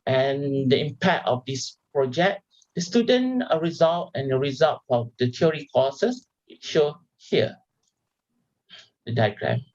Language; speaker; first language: English; non-native, local second language; Malay